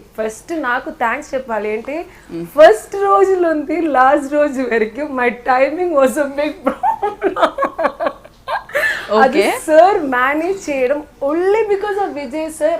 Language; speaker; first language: Telugu; non-native, learner; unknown